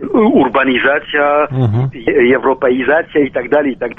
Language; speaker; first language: Russian; non-native, local second language; Armenian